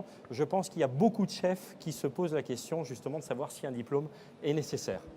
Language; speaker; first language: French; native; French